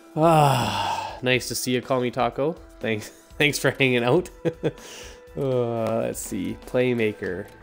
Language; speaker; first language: English; native; English